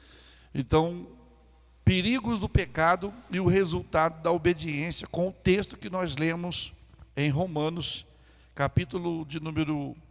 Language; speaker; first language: Portuguese; native; Portuguese